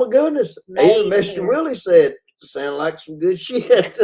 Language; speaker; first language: English; native; English